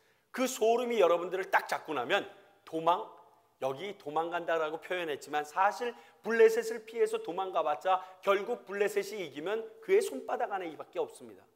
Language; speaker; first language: Korean; native; Korean